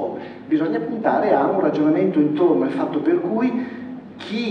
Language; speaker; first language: Italian; native; Italian